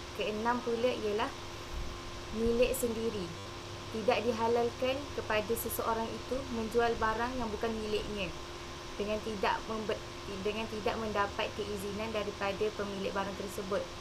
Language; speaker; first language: Malay; native; Malay